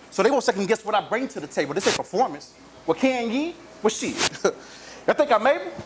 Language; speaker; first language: English; native; English